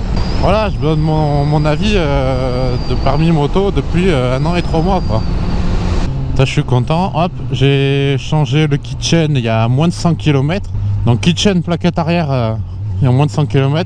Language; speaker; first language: French; native; French